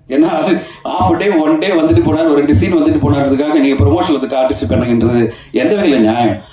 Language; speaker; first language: Tamil; native; Tamil